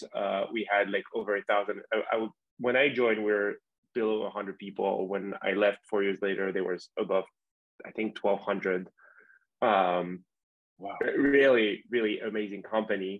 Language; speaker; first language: English; non-native, fluent; French